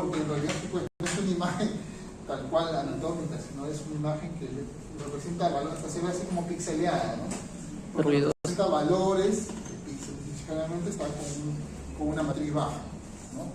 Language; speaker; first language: Spanish; native; Spanish